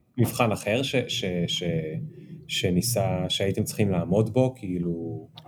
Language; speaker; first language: Hebrew; native; Hebrew